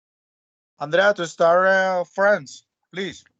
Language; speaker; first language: English; non-native, learner; Spanish